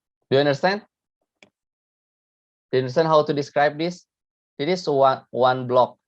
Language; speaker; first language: English; non-native, fluent; Indonesian